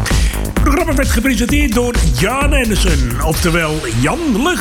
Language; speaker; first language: Dutch; native; Dutch